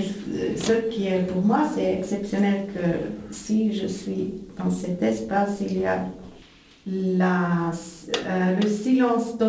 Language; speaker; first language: French; non-native, local second language; German